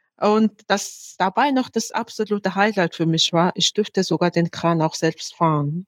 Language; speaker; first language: German; non-native, fluent; Mongolian